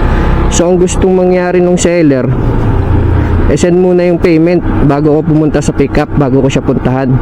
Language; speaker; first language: Filipino; native; Filipino